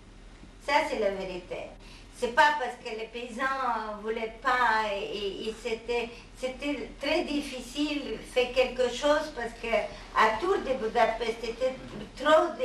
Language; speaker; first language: French; non-native, fluent; Hungarian